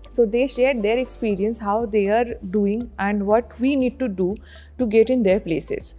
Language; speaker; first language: English; non-native, local second language; Bangla